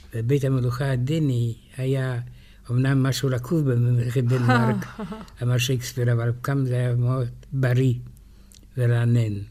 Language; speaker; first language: Hebrew; non-native, fluent; French